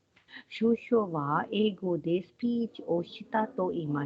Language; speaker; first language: Japanese; non-native, fluent; Hindi